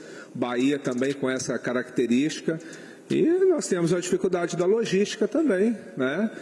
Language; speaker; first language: Portuguese; native; Portuguese